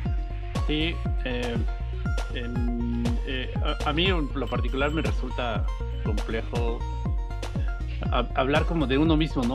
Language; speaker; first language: Spanish; native; Spanish